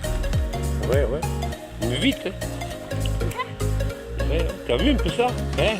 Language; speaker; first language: French; native; French